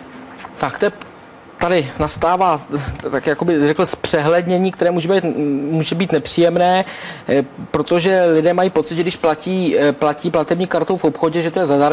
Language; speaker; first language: Czech; native; Czech